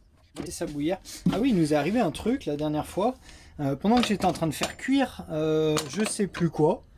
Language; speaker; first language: French; native; French